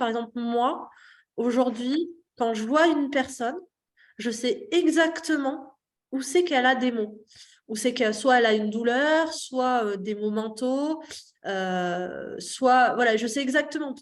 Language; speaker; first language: French; native; French